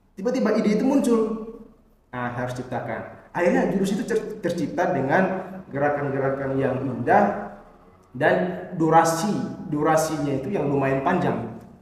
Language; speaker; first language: Indonesian; non-native, local second language; Batak Toba